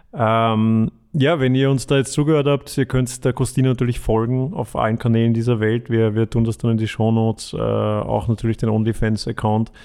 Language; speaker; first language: German; native; German